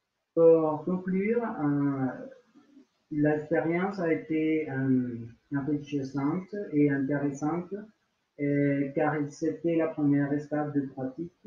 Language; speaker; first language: French; non-native, learner; Spanish